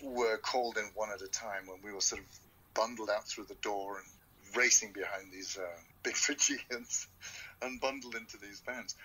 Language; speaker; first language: English; native; English